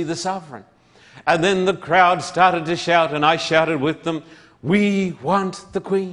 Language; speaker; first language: English; native; English